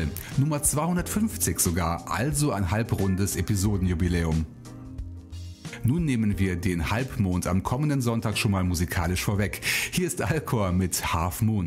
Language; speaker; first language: German; native; German